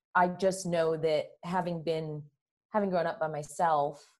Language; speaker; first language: English; early bilingual, other home language; Spanish